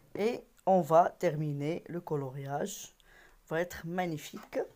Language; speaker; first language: French; non-native, local second language; Arabic